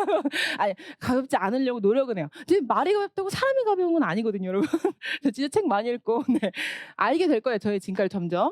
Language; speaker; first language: Korean; native; Korean